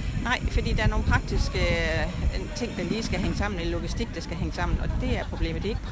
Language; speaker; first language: Danish; native; Danish